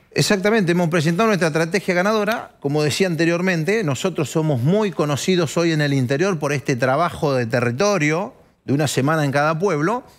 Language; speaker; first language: Spanish; native; Spanish